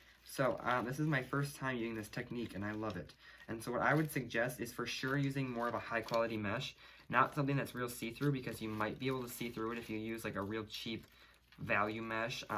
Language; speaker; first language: English; native; English